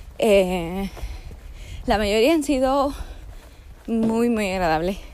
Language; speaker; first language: Spanish; early bilingual, heritage; Spanish